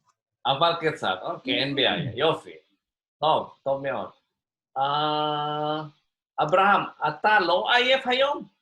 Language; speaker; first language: Hebrew; non-native, fluent; Indonesian